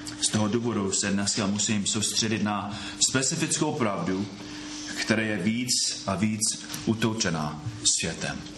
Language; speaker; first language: Czech; non-native, fluent; English